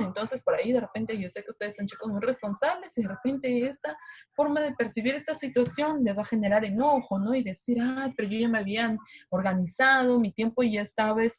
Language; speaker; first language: Spanish; native; Spanish